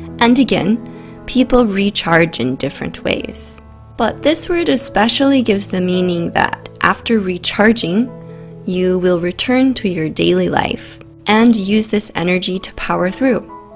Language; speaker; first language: English; native; English